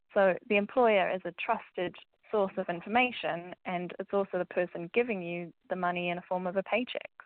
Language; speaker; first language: English; native; English